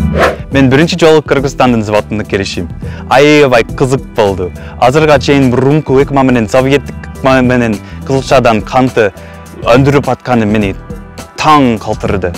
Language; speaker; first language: Kyrgyz; non-native, fluent; English